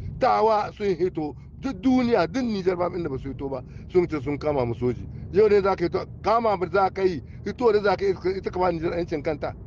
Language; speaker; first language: Hausa; native; Hausa